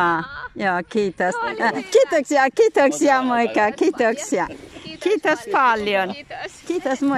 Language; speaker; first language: Finnish; non-native, learner; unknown